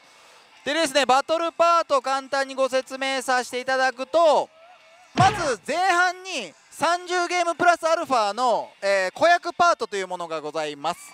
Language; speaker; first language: Japanese; native; Japanese